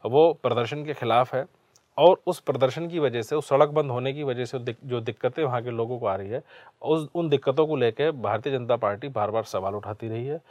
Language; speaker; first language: Hindi; native; Hindi